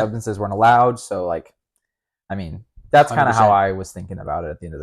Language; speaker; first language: English; native; English